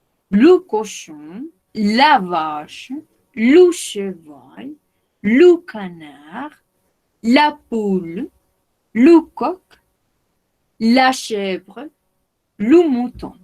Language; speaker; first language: French; non-native, fluent; Spanish